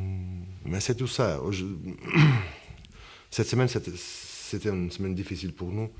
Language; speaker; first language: French; non-native, fluent; Portuguese